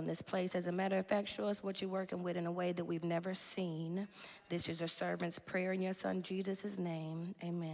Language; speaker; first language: English; native; English